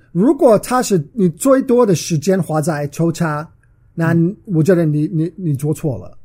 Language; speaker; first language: Chinese; non-native, learner; English